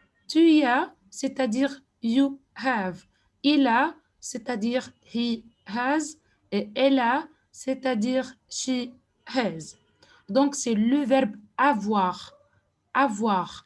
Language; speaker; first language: French; non-native, fluent; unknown